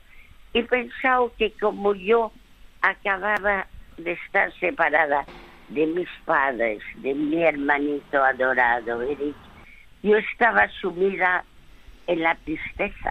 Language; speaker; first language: Spanish; early bilingual, other home language; French